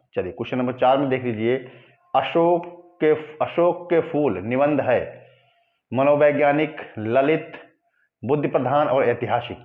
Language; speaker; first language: Hindi; native; Hindi